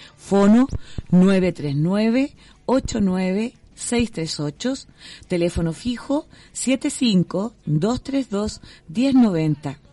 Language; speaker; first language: Spanish; native; Spanish